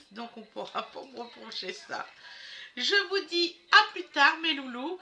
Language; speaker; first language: French; native; French